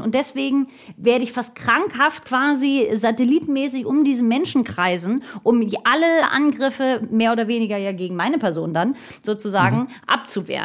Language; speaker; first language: German; native; German